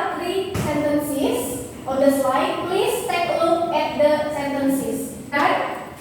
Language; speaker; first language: English; non-native, fluent; Indonesian